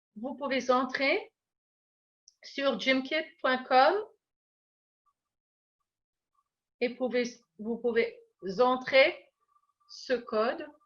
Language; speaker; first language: French; non-native, fluent; English